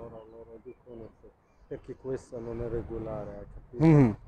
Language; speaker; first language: Italian; non-native, learner; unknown